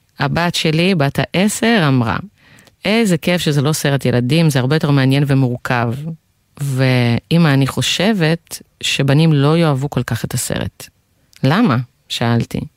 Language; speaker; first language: Hebrew; non-native, fluent; Russian